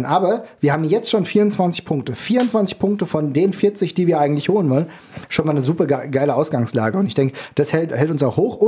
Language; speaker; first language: German; native; German